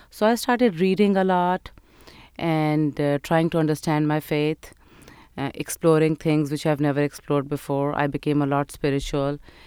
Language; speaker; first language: English; non-native, local second language; Urdu